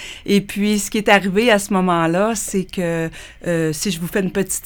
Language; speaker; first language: French; native; French